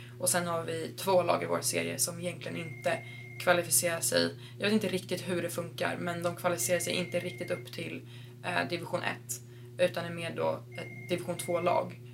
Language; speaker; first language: Swedish; native; Swedish